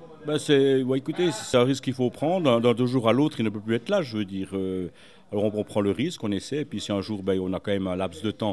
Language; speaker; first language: French; native; French